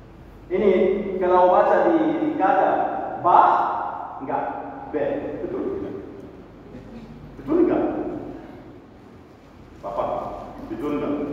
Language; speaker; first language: Indonesian; non-native, learner; Arabic